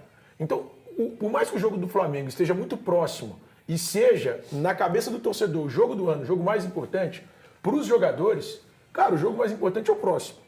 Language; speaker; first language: Portuguese; native; Portuguese